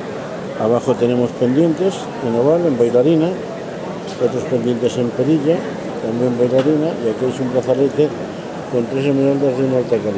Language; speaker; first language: Spanish; native; Spanish